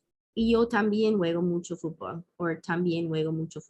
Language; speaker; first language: Spanish; non-native, fluent; English